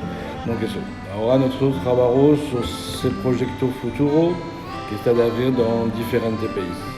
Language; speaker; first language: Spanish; non-native, learner; French